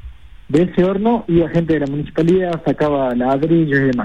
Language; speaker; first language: Spanish; native; Spanish